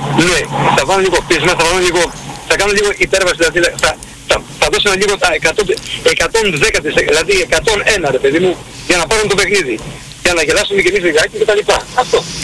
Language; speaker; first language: Greek; early bilingual, heritage; Greek